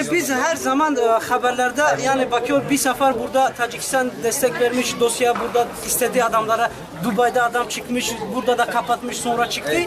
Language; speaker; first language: Turkish; non-native, learner; Tajik